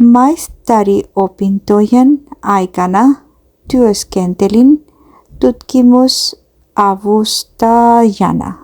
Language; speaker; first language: Finnish; non-native, learner; Bangla